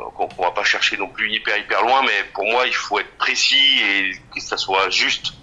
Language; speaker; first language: French; native; French